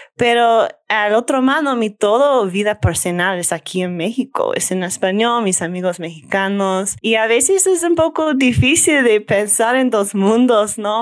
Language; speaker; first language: Spanish; non-native, learner; English